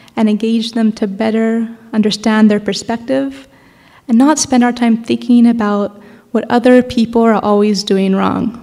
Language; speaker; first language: English; native; English